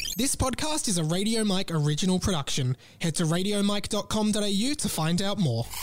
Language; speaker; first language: English; native; English